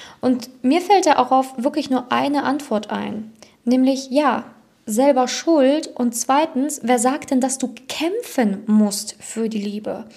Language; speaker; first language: German; native; German